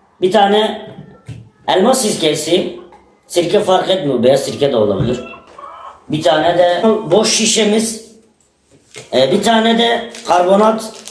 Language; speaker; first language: Turkish; native; Turkish